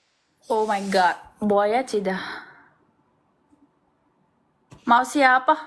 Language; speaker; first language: Indonesian; non-native, learner; Russian